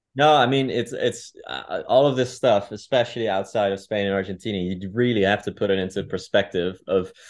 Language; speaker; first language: English; non-native, fluent; Dutch